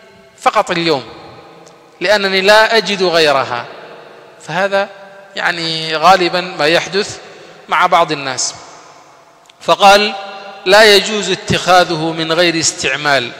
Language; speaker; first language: Arabic; non-native, fluent; Somali